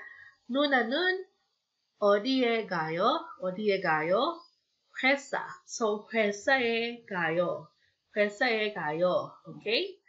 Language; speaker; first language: Korean; non-native, fluent; Filipino